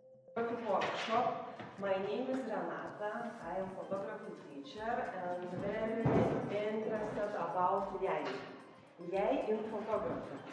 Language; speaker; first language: English; non-native, learner; Lithuanian